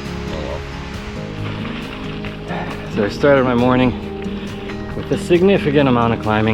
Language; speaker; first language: English; native; English